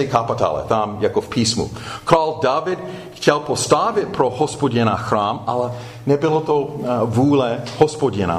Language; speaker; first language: Czech; non-native, fluent; English